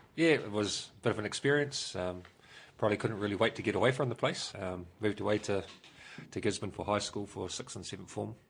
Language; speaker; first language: English; native; English